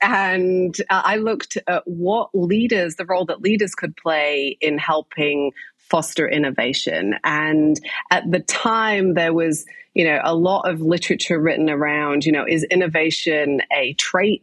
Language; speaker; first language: English; native; English